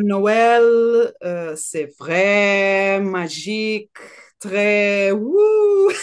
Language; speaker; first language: French; non-native, learner; Portuguese